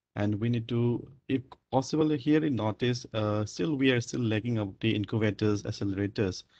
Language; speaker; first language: English; non-native, local second language; Manipuri